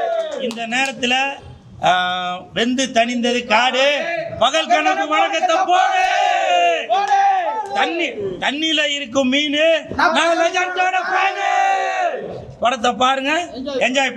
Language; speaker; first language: Tamil; native; Tamil